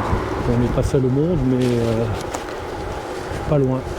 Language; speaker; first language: French; native; French